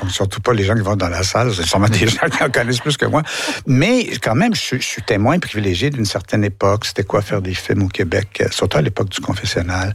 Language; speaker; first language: French; native; French